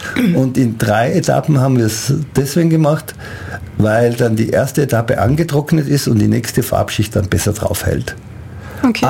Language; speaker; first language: German; native; German